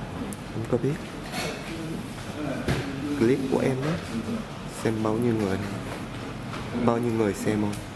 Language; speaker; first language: Vietnamese; non-native, fluent; Japanese